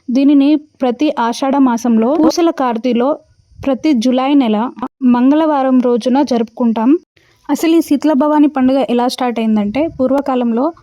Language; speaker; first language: Telugu; non-native, local second language; Lambadi